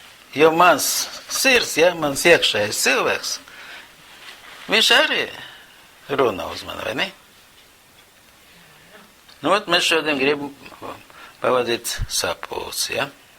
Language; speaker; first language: Latvian; non-native, local second language; Russian